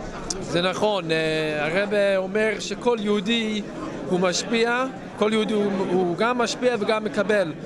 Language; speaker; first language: Hebrew; non-native, fluent; English